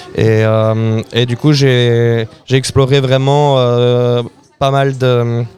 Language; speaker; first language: French; native; French